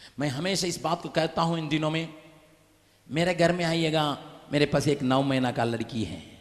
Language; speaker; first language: Hindi; non-native, local second language; Tamil